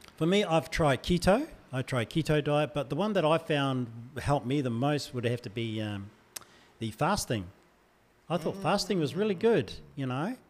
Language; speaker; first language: English; native; English